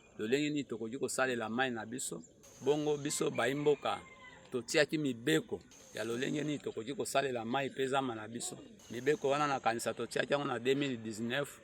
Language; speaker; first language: Lingala; native; Lingala